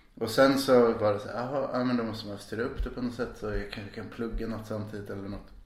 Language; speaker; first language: Swedish; native; Swedish